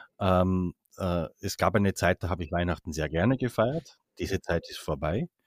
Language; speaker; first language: German; native; German